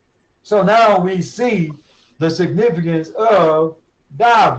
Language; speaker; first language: English; native; English